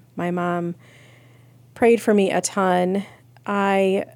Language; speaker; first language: English; native; English